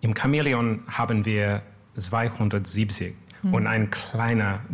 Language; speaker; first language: German; non-native, learner; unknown